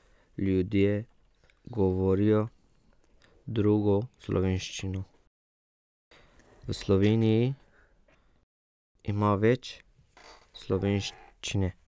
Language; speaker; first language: Slovenian; non-native, learner; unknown